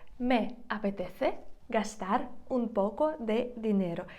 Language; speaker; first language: Spanish; non-native, fluent; Ukrainian